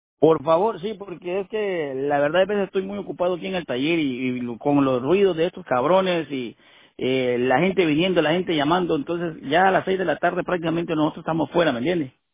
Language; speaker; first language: Spanish; native; Spanish